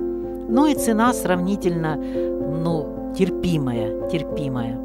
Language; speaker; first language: Russian; native; Russian